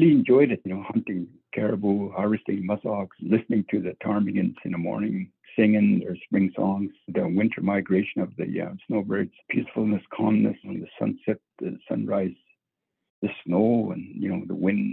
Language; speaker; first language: English; native; English